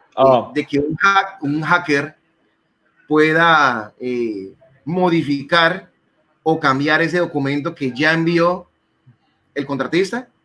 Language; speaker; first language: Spanish; native; Spanish